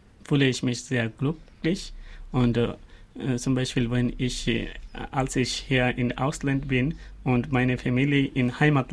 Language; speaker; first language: German; non-native, learner; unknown